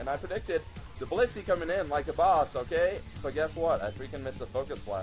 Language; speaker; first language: English; native; English